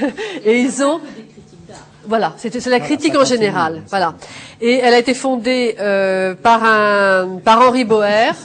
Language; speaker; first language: French; native; French